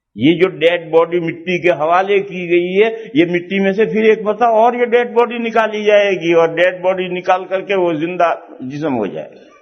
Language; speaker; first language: Urdu; non-native, local second language; Gujarati